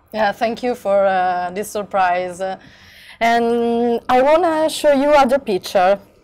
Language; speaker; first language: English; non-native, learner; Italian